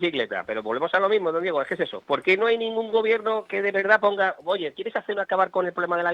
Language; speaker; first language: Spanish; native; Spanish